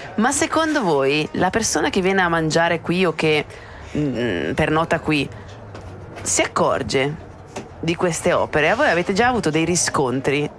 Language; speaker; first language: Italian; native; Italian